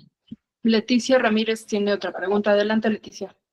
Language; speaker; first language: Spanish; native; Spanish